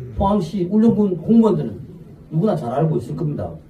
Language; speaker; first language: Korean; native; Korean